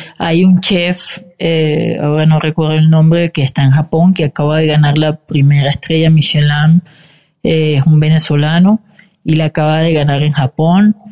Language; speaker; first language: Spanish; native; Spanish